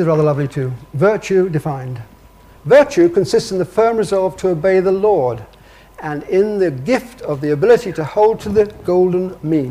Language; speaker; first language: English; native; English